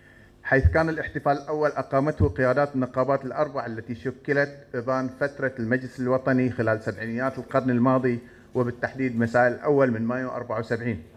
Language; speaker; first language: Arabic; native; Arabic